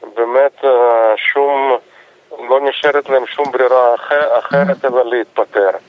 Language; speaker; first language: Hebrew; non-native, fluent; Russian